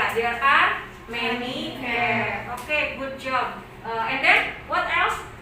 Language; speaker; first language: English; non-native, learner; Indonesian